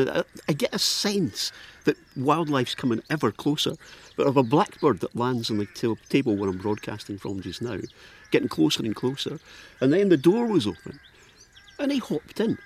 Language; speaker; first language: English; native; English